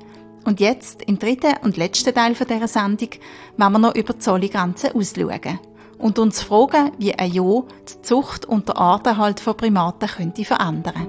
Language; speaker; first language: German; native; German